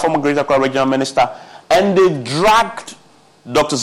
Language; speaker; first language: English; non-native, local second language; Akan